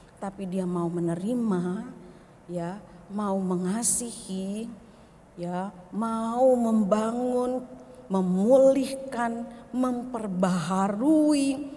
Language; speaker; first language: Indonesian; native; Indonesian